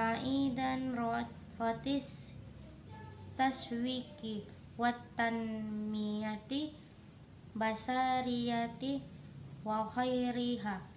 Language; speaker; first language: Arabic; non-native, learner; Indonesian